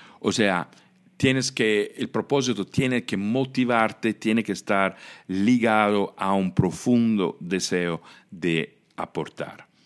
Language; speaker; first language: Spanish; non-native, fluent; Italian